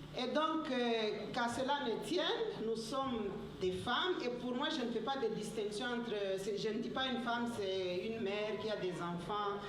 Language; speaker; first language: French; non-native, local second language; Swahili